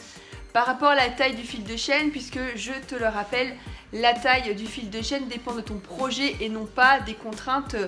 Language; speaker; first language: French; native; French